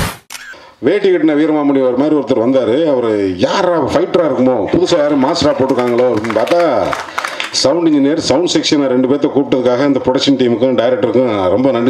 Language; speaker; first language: Tamil; native; Tamil